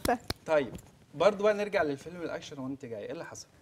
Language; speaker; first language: Arabic; native; Arabic